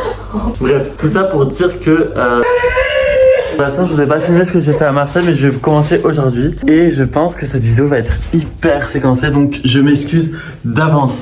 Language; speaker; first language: French; native; French